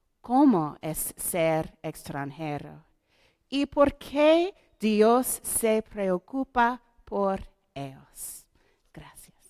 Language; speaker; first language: Spanish; non-native, learner; English